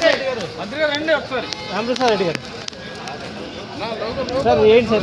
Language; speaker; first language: Telugu; native; Telugu